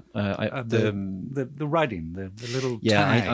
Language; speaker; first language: English; native; English